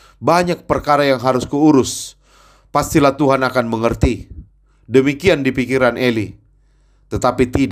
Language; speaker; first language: Indonesian; native; Indonesian